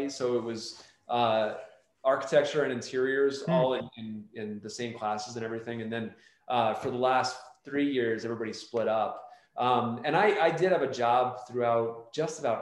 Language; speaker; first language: English; native; English